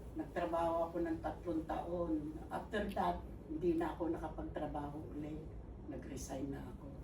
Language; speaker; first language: Filipino; non-native, local second language; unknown